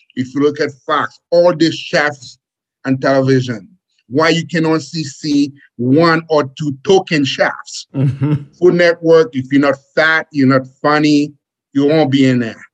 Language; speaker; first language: English; non-native, fluent; Haitian Creole